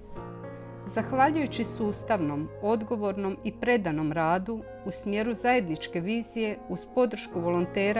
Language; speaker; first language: Croatian; native; Croatian